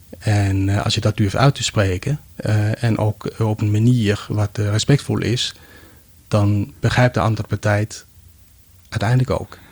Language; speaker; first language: Dutch; non-native, fluent; Danish